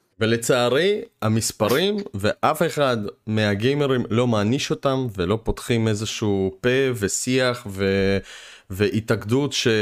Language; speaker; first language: Hebrew; early bilingual, other home language; Russian